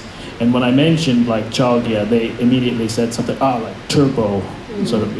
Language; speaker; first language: English; non-native, fluent; Finnish